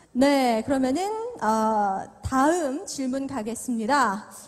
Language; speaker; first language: Korean; non-native, fluent; Chinese